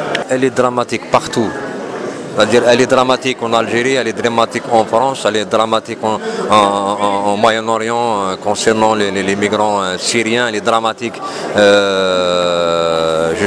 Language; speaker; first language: French; non-native, local second language; Arabic